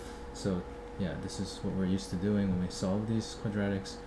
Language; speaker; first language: English; native; English